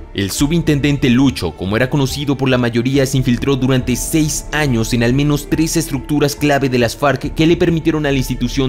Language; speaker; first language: Spanish; native; Spanish